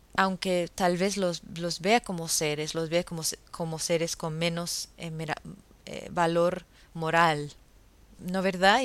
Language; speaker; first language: Spanish; non-native, fluent; English